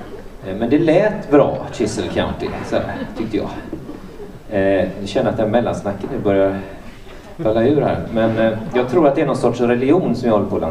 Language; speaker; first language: Swedish; native; Swedish